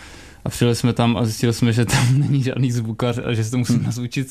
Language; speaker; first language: Czech; native; Czech